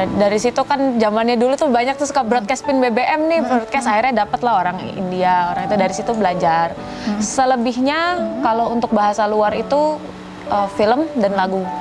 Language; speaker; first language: Indonesian; native; Indonesian